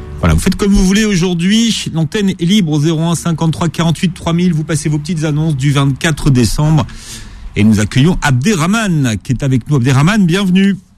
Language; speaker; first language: French; native; French